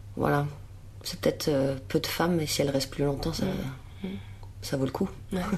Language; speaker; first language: French; native; French